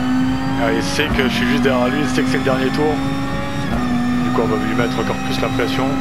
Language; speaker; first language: French; native; French